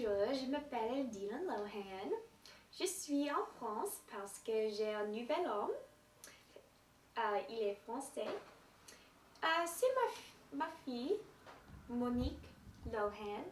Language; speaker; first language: French; non-native, learner; English